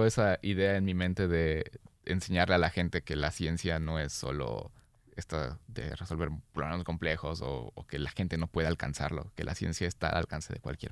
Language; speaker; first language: Spanish; native; Spanish